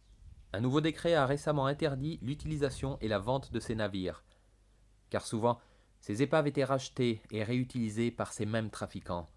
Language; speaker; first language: French; native; French